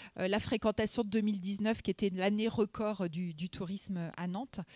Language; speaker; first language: French; native; French